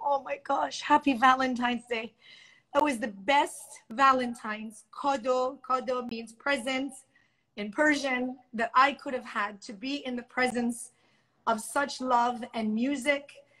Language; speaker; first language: English; early bilingual, other home language; Persian